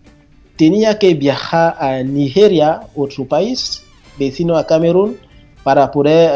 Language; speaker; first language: Spanish; non-native, fluent; French